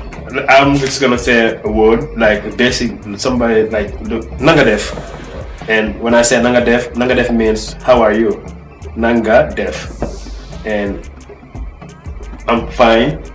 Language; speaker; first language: English; non-native, fluent; Wolof